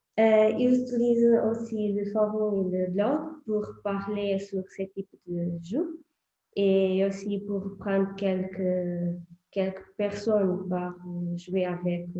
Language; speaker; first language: French; non-native, learner; Portuguese